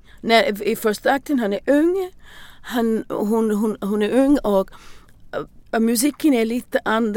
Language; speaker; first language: Swedish; non-native, learner; English